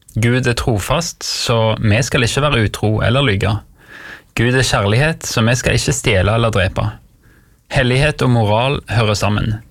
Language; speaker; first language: Norwegian; native; Norwegian